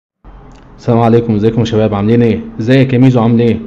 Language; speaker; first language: Arabic; native; Arabic